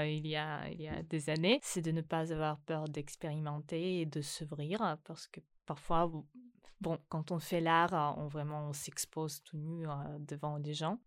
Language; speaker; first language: French; non-native, fluent; Ukrainian